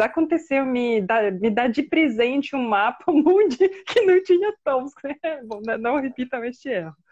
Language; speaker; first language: Portuguese; non-native, fluent; Russian